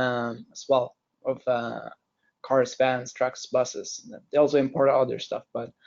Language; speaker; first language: English; non-native, fluent; Norwegian